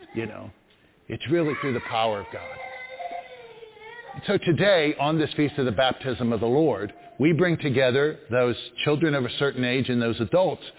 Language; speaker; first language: English; native; English